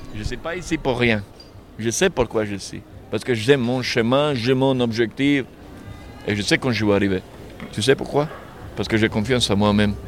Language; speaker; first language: French; non-native, learner; Serbian